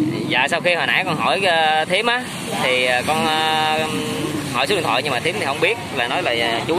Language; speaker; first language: Vietnamese; native; Vietnamese